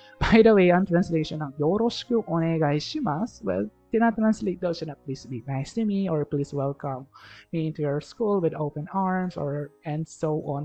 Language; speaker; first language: English; non-native, local second language; Filipino